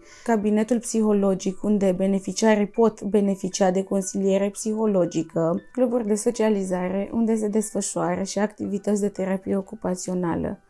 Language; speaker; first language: Romanian; native; Romanian